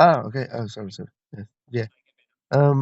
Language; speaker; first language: English; non-native, learner; Spanish